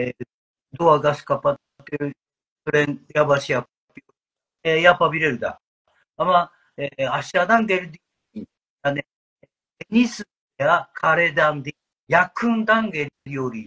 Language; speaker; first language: Turkish; non-native, learner; Japanese